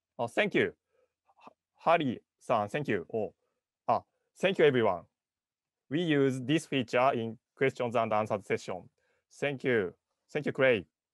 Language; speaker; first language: English; non-native, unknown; Japanese